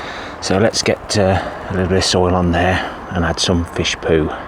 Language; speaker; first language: English; native; English